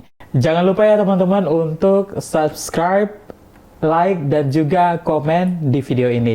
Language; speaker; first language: Indonesian; non-native, fluent; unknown